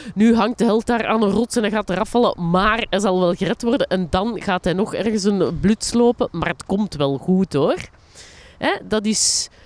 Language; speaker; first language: Dutch; native; Dutch